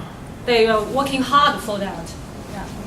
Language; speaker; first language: English; non-native, learner; Chinese